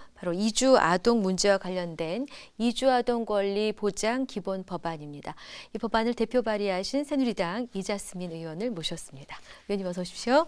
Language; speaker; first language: Korean; native; Korean